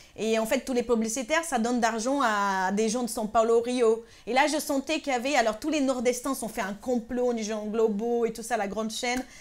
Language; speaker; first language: French; non-native, fluent; Portuguese